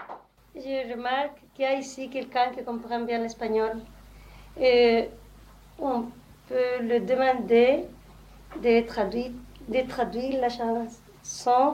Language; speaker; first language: French; non-native, learner; Spanish